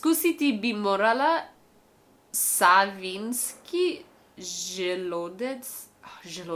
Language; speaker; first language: Slovenian; non-native, learner; English